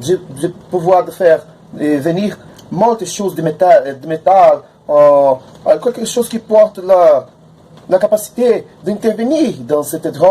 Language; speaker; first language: French; non-native, learner; Portuguese